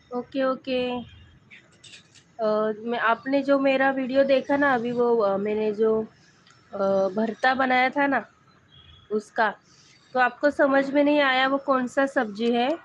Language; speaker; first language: Hindi; non-native, local second language; Marathi